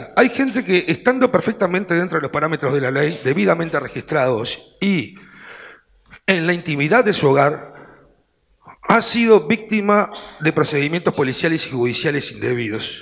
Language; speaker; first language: Spanish; native; Spanish